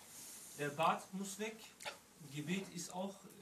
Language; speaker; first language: German; early bilingual, other home language; Turkish